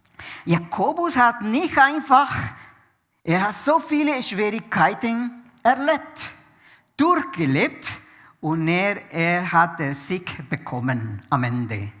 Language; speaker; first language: German; non-native, fluent; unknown